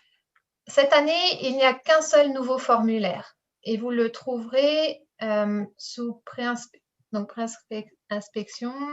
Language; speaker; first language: French; native; French